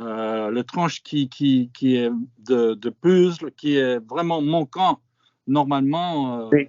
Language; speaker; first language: French; non-native, fluent; English